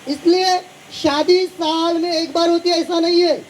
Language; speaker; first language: Hindi; non-native, local second language; Marathi